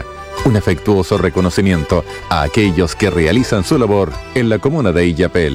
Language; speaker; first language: Spanish; native; Spanish